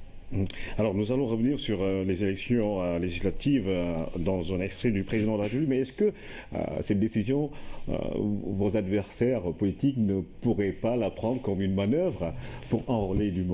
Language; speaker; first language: French; non-native, local second language; Wolof